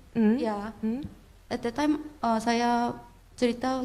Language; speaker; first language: Indonesian; non-native, learner; Korean